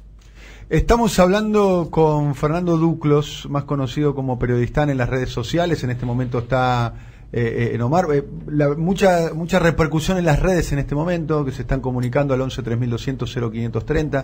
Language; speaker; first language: Spanish; native; Spanish